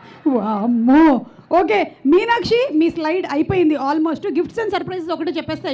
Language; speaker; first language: Telugu; native; Telugu